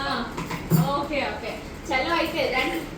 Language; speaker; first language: Telugu; native; Telugu